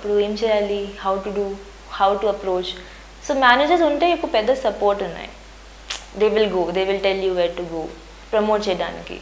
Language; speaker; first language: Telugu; non-native, learner; Hindi